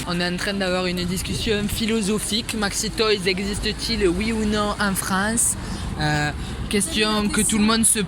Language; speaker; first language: French; native; French